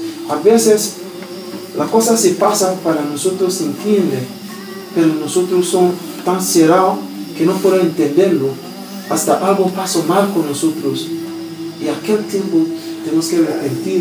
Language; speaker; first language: Spanish; non-native, learner; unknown